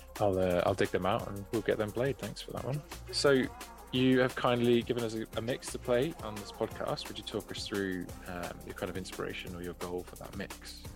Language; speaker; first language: English; native; English